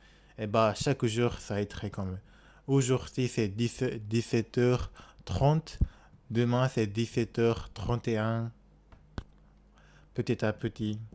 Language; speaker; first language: French; non-native, learner; Japanese